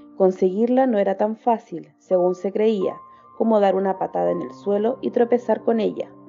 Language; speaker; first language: Spanish; native; Spanish